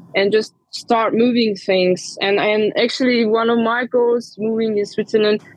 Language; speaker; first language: English; non-native, fluent; Romanian